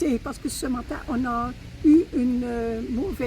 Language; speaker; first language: French; non-native, local second language; Dutch